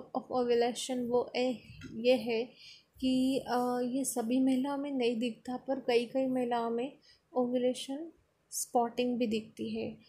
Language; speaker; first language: Hindi; non-native, local second language; Marathi